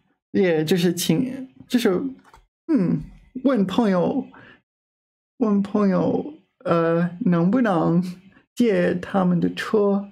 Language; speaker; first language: Chinese; non-native, fluent; English